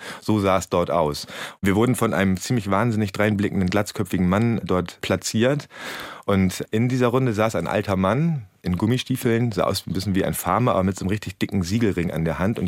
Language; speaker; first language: German; native; German